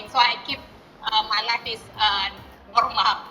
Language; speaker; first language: English; non-native, learner; Indonesian